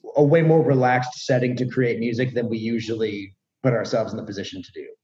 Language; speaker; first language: English; native; English